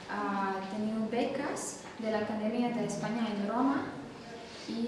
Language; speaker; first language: Catalan; non-native, fluent; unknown